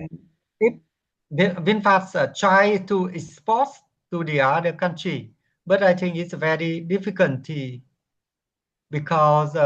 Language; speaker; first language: English; non-native, learner; Vietnamese